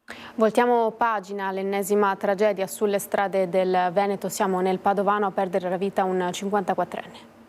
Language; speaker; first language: Italian; native; Italian